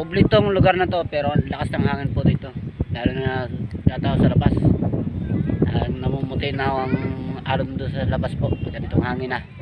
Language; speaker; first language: Filipino; native; Filipino